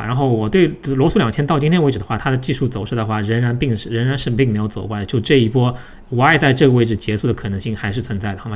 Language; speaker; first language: Chinese; native; Chinese